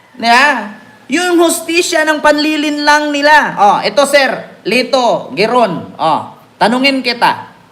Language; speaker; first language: Filipino; native; Filipino